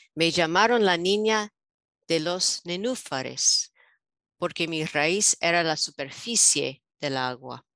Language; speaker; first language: Spanish; non-native, fluent; English